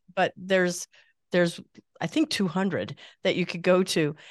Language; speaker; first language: English; native; English